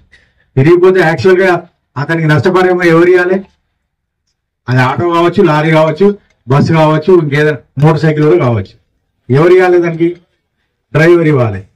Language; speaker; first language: Telugu; native; Telugu